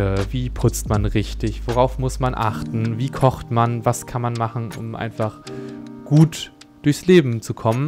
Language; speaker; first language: German; native; German